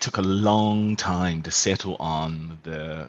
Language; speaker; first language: English; native; English